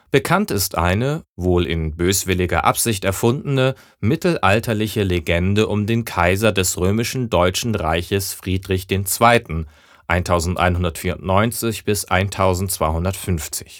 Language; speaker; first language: German; native; German